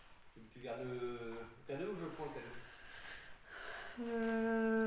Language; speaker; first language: French; native; French